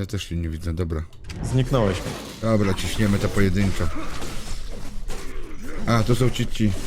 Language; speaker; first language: Polish; native; Polish